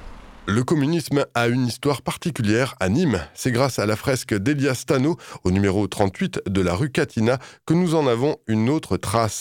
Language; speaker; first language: French; native; French